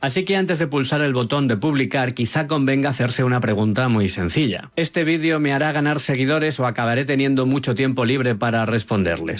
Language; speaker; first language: Spanish; native; Spanish